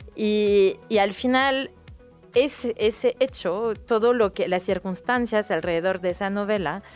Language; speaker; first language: Spanish; non-native, fluent; French